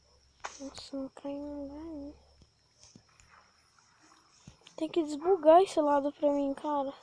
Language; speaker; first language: Portuguese; native; Portuguese